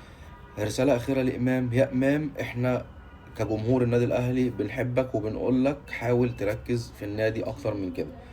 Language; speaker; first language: Arabic; native; Arabic